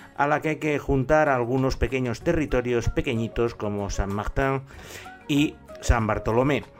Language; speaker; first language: Spanish; native; Spanish